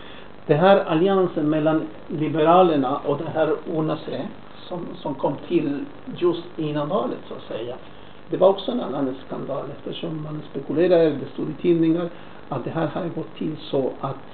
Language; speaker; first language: Swedish; non-native, fluent; Spanish